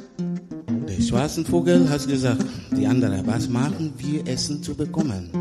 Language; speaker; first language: German; non-native, learner; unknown